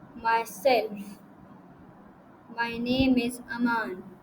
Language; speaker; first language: English; non-native, learner; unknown